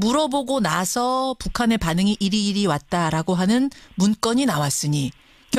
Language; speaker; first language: Korean; native; Korean